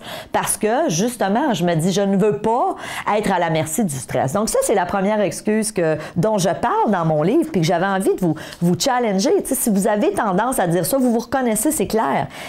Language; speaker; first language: French; native; French